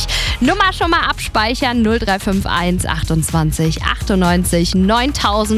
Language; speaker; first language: German; native; German